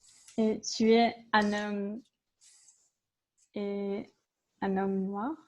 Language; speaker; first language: French; non-native, learner; English